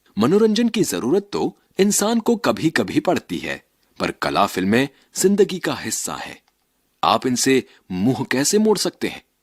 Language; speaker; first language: Hindi; native; Hindi